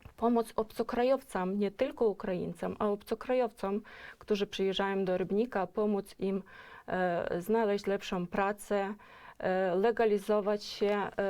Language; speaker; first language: Polish; non-native, fluent; Ukrainian